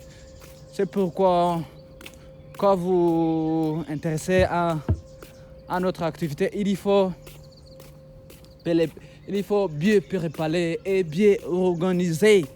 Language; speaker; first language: French; non-native, learner; Kinyarwanda